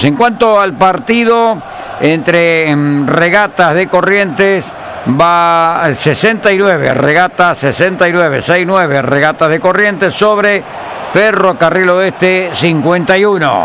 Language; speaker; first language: Spanish; native; Spanish